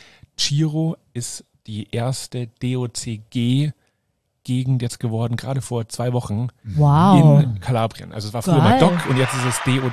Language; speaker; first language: German; native; German